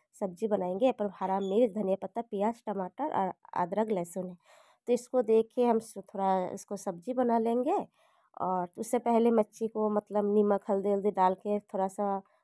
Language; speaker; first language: Hindi; non-native, local second language; Bangla